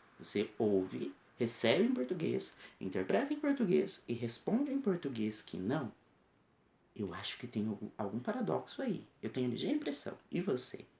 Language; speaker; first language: Portuguese; native; Portuguese